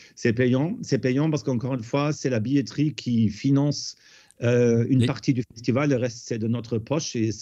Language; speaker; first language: French; non-native, fluent; German